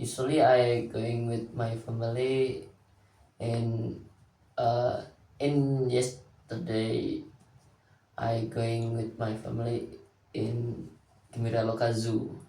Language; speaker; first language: English; non-native, learner; Indonesian